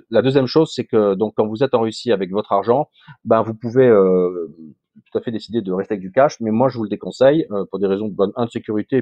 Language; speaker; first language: French; native; French